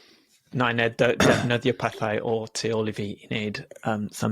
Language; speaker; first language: Welsh; non-native, local second language; English